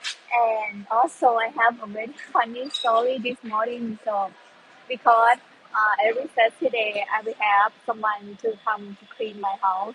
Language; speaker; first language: English; non-native, learner; Thai